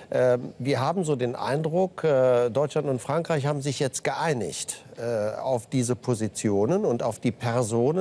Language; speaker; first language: German; native; German